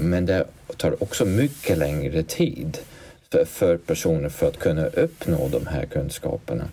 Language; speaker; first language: Swedish; non-native, fluent; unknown